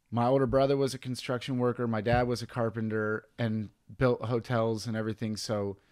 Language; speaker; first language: English; native; English